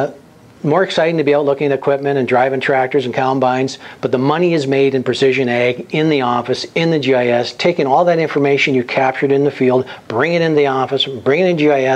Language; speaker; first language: English; native; English